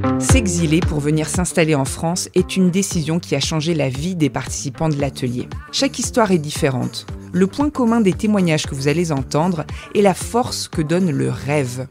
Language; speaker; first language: French; native; French